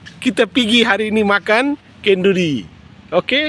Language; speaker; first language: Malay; non-native, learner; Bangla